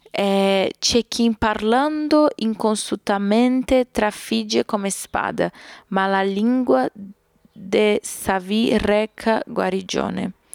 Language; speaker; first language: Italian; non-native, fluent; Portuguese